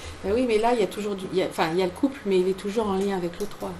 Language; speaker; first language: French; native; French